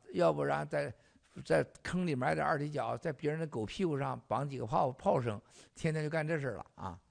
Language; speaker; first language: Chinese; native; Chinese